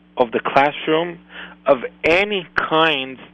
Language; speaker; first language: English; non-native, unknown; Hebrew